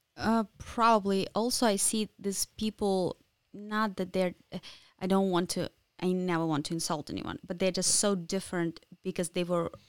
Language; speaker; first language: English; non-native, fluent; Ukrainian